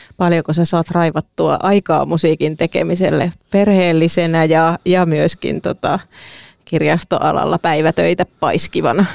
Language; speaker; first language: Finnish; native; Finnish